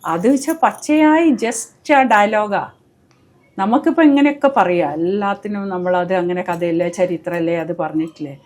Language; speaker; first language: Malayalam; native; Malayalam